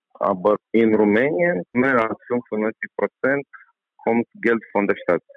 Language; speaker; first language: German; non-native, learner; Romanian